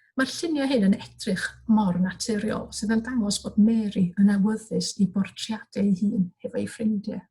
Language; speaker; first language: Welsh; native; Welsh